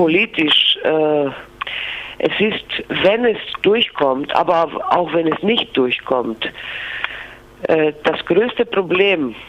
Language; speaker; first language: German; non-native, fluent; Greek